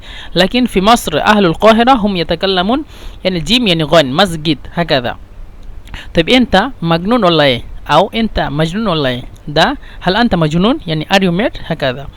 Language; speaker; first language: Arabic; non-native, fluent; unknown